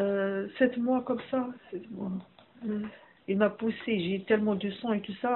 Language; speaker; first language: French; non-native, learner; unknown